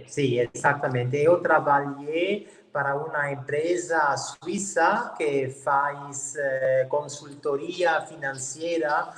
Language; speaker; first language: Portuguese; non-native, fluent; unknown